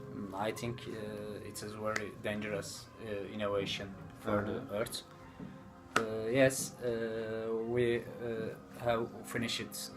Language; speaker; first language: English; non-native, learner; Turkish